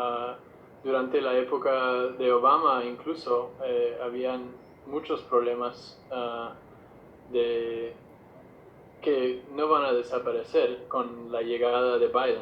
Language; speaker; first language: Spanish; non-native, fluent; English